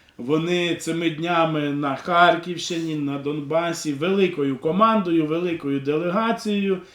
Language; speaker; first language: Ukrainian; non-native, local second language; Russian